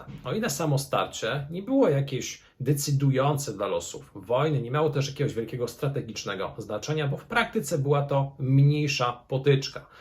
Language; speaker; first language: Polish; native; Polish